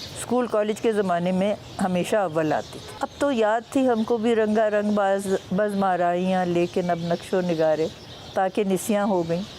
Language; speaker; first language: Urdu; non-native, local second language; Punjabi